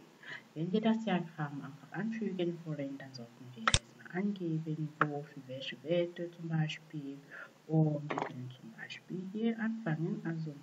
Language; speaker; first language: German; non-native, fluent; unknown